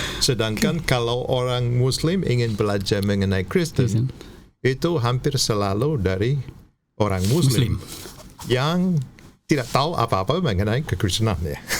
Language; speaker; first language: Indonesian; non-native, fluent; English